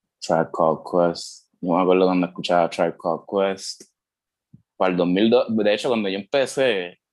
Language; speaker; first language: Spanish; native; Spanish